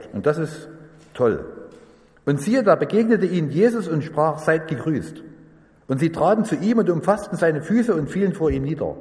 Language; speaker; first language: German; native; German